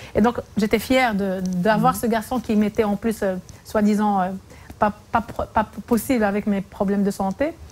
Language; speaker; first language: French; non-native, local second language; Arabic